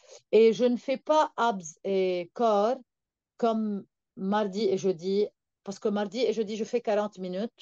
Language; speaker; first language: French; non-native, local second language; Arabic